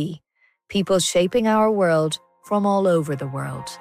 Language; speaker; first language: English; native; English